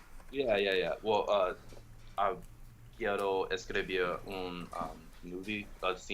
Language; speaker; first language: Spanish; non-native, learner; English